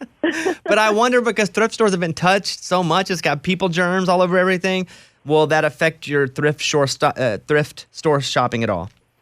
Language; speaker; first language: English; native; English